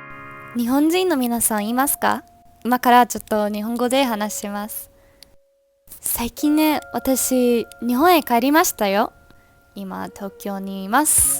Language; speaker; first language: Japanese; non-native, learner; English